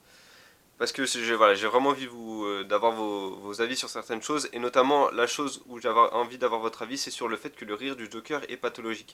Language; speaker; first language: French; native; French